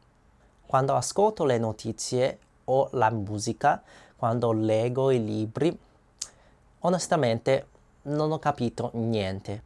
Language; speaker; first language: Italian; non-native, learner; English